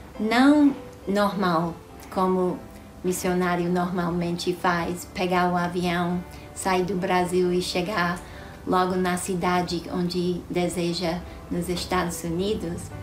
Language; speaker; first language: Portuguese; non-native, fluent; English